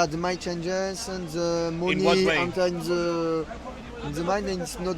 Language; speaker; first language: English; non-native, learner; French